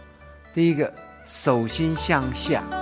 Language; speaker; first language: Chinese; native; Chinese